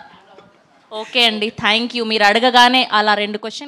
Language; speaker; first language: Telugu; native; Telugu